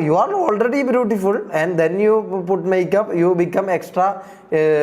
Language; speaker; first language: English; non-native, learner; Malayalam